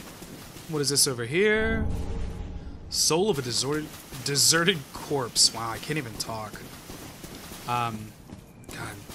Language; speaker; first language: English; native; English